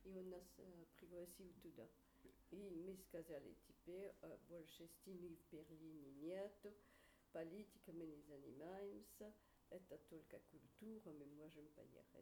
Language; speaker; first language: Russian; early bilingual, heritage; Russian